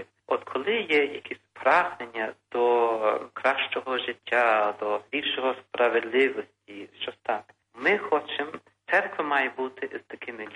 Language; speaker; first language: Ukrainian; early bilingual, heritage; Ukrainian